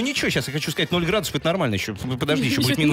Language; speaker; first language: Russian; native; Russian